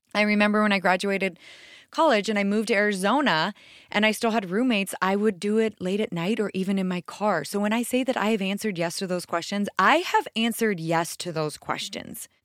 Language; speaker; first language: English; native; English